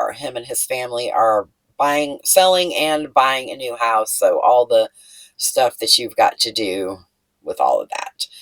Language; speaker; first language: English; native; English